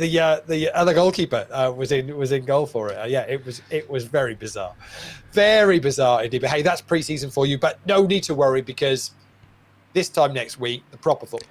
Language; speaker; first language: English; native; English